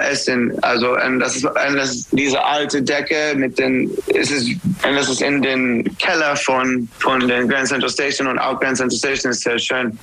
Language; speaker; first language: German; non-native, learner; English